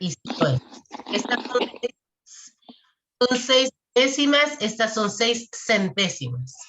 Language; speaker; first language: Spanish; native; Spanish